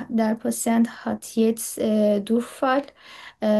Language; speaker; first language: German; non-native, learner; Turkish